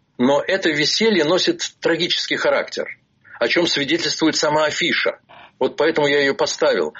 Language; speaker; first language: Russian; native; Russian